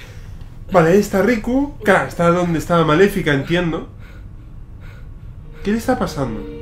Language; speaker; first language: Spanish; native; Spanish